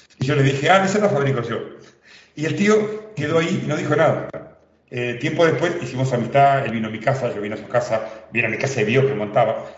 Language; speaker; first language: Spanish; native; Spanish